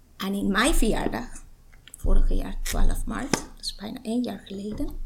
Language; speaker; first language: Dutch; non-native, fluent; Spanish